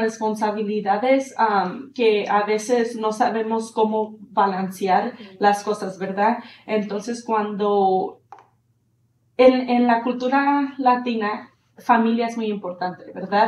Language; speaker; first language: Spanish; early bilingual, heritage; Spanish